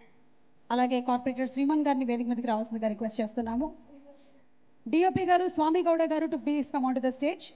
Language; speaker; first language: Telugu; native; Telugu